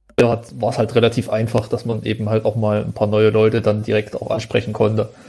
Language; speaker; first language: German; native; German